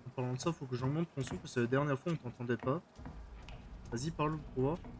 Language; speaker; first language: French; native; French